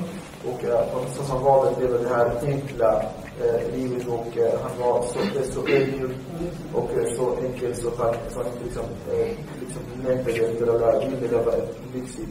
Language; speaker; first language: Swedish; early bilingual, other home language; Arabic